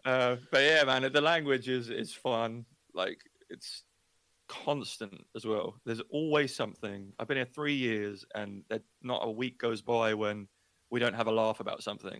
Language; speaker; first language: English; native; English